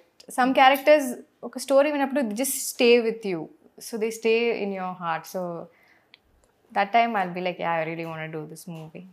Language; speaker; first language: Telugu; non-native, local second language; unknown